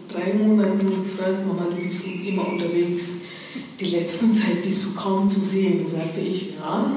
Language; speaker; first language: German; non-native, fluent; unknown